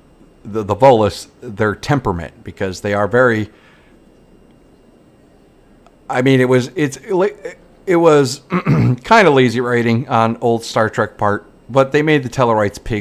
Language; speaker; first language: English; native; English